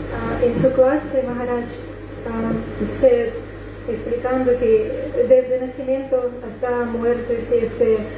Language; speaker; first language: Spanish; non-native, fluent; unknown